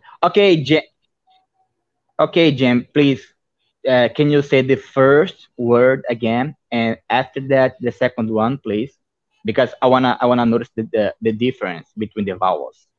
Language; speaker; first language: English; non-native, fluent; Portuguese